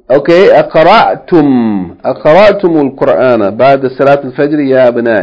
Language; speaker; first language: Arabic; non-native, fluent; English